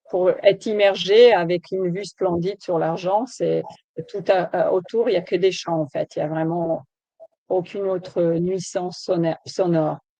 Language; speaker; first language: French; native; French